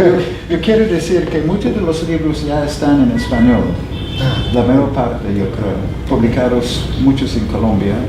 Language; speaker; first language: Spanish; non-native, fluent; English